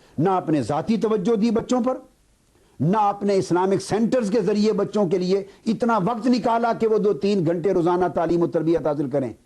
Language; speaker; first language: Urdu; native; Urdu